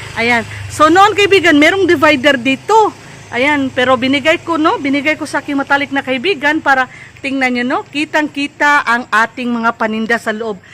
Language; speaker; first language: Filipino; native; Filipino